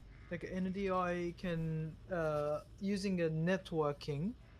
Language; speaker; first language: English; non-native, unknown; Japanese